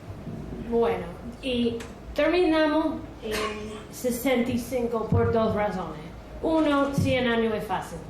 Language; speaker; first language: Spanish; non-native, fluent; English